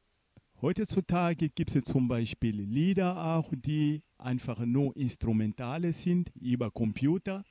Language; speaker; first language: German; non-native, fluent; Portuguese